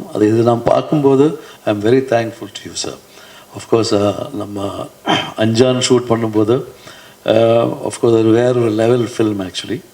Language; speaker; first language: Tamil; non-native, fluent; Malayalam